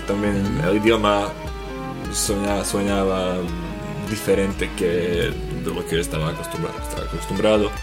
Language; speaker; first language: Spanish; non-native, fluent; Slovak